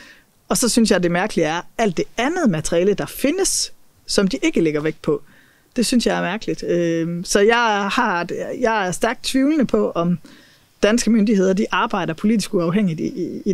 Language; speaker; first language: Danish; native; Danish